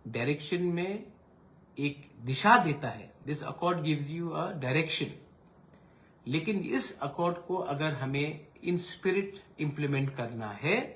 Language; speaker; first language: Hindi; non-native, local second language; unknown